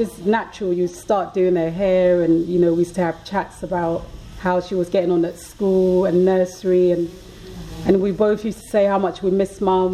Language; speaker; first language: English; early bilingual, other home language; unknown